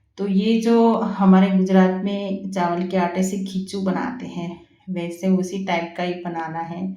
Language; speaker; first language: Hindi; non-native, local second language; Gujarati